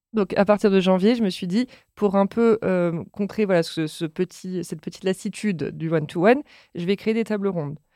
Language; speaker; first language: French; native; French